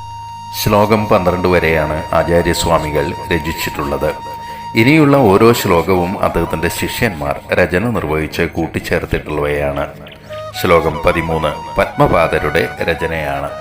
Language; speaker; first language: Malayalam; native; Malayalam